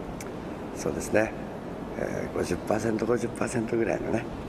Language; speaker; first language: Japanese; native; Japanese